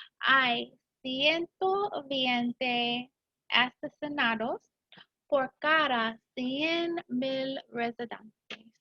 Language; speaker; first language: Spanish; non-native, learner; English